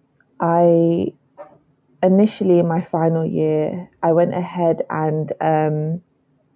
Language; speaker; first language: English; native; English